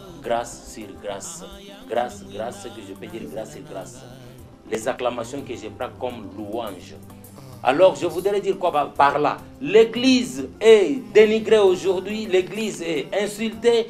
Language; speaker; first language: French; non-native, local second language; Lingala